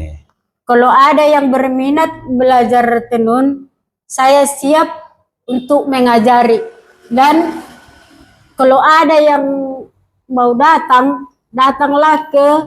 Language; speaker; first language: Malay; non-native, local second language; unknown